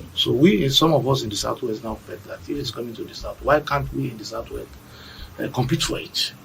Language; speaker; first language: English; non-native, local second language; Yoruba